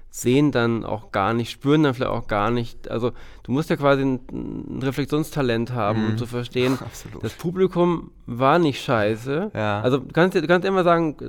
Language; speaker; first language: German; native; German